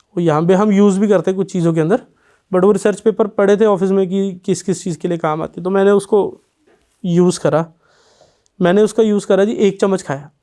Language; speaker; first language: Hindi; non-native, local second language; Punjabi